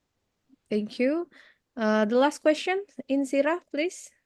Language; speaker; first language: English; non-native, fluent; Indonesian